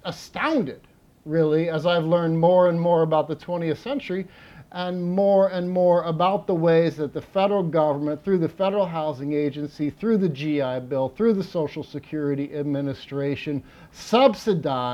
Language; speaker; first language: English; native; English